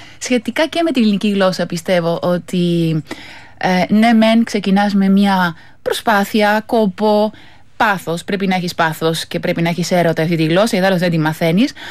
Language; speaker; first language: Greek; non-native, fluent; Spanish